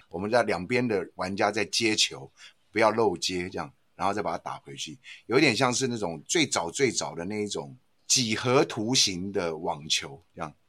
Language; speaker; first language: Chinese; native; Chinese